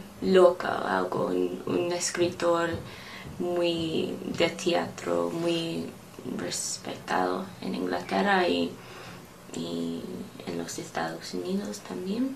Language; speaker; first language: Spanish; non-native, learner; English